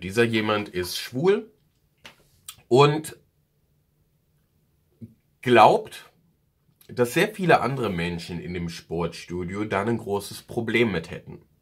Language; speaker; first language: German; native; German